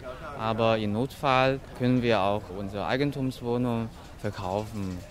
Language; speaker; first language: German; non-native, fluent; Chinese